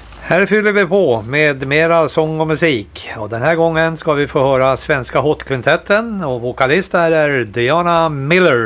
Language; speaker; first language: Swedish; native; Swedish